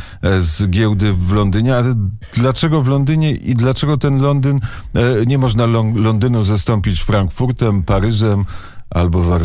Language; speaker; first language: Polish; native; Polish